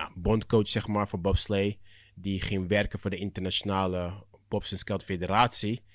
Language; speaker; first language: Dutch; early bilingual, other home language; Akan